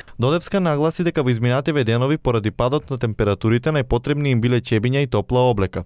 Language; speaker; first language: Macedonian; native; Macedonian